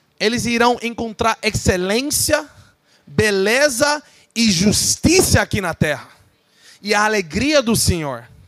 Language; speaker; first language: Portuguese; non-native, fluent; English